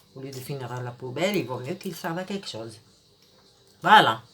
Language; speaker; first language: French; non-native, local second language; Arabic